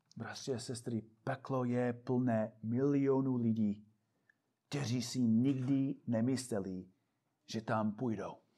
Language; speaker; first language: Czech; non-native, fluent; English